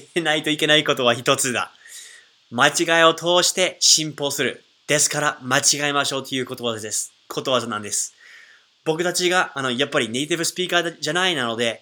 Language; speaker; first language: Japanese; non-native, fluent; English